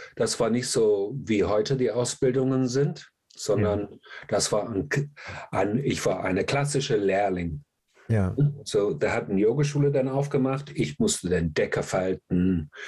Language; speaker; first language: German; non-native, fluent; English